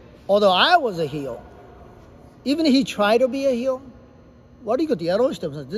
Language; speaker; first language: English; non-native, fluent; Japanese